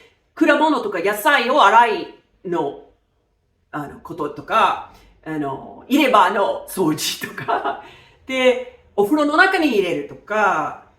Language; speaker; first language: Japanese; non-native, fluent; English